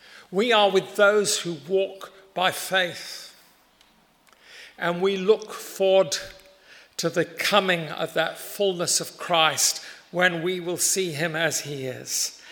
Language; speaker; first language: English; native; English